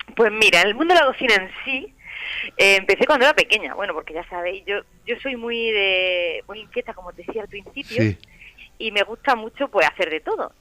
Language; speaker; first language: Spanish; native; Spanish